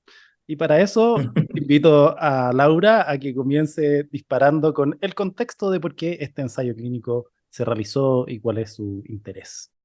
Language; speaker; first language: Spanish; native; Spanish